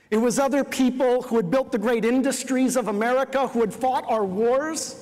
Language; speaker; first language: English; native; English